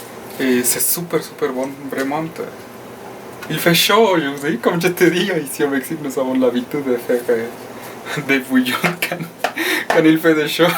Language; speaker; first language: French; non-native, fluent; Spanish